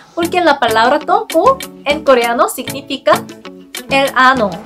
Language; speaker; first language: Spanish; non-native, fluent; Korean